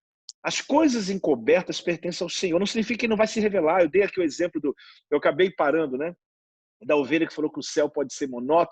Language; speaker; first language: Portuguese; native; Portuguese